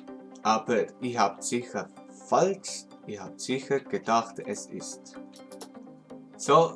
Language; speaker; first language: German; non-native, local second language; Swiss German